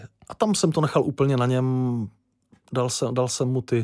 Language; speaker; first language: Czech; native; Czech